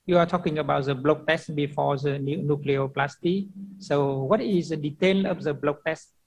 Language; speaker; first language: English; non-native, fluent; Vietnamese